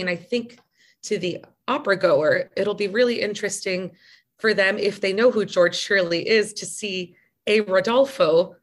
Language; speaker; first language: English; native; English